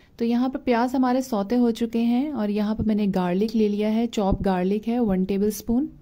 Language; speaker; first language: Hindi; native; Hindi